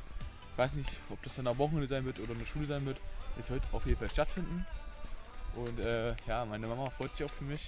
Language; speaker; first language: German; native; German